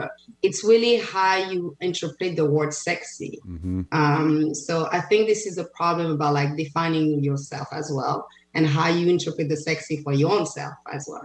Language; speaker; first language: English; non-native, fluent; French